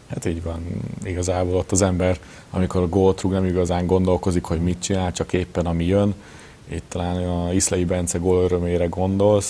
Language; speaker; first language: Hungarian; native; Hungarian